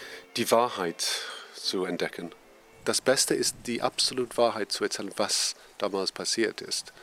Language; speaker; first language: German; non-native, fluent; English